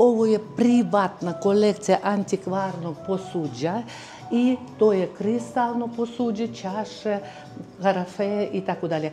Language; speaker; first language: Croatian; non-native, fluent; Russian